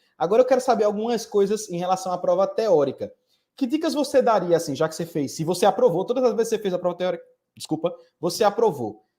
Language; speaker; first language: Portuguese; native; Portuguese